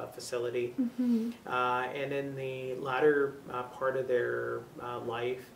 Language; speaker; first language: English; native; English